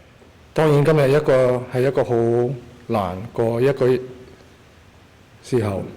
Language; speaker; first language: Cantonese; early bilingual, heritage; Cantonese